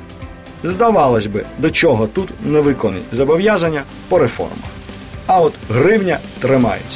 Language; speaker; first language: Ukrainian; native; Ukrainian